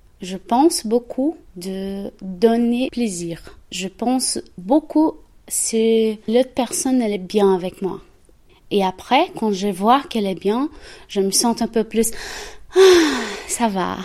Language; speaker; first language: French; non-native, learner; Portuguese